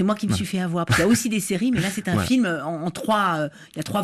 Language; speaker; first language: French; native; French